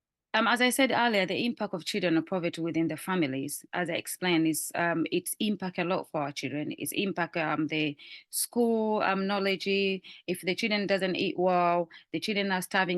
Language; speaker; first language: English; non-native, fluent; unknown